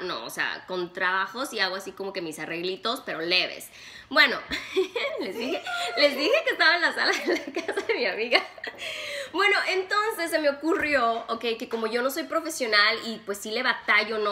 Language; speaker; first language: Spanish; native; Spanish